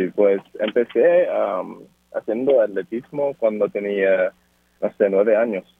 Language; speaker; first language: Spanish; early bilingual, other home language; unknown